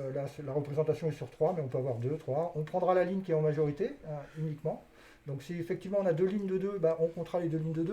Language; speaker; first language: French; native; French